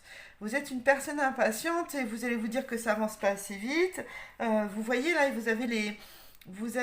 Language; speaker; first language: French; native; French